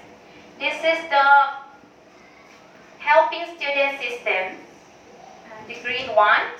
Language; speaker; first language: English; non-native, learner; Thai